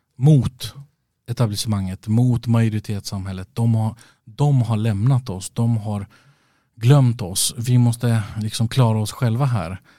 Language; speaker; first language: Swedish; early bilingual, other home language; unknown